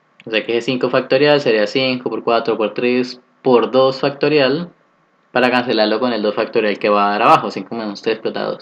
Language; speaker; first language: Spanish; native; Spanish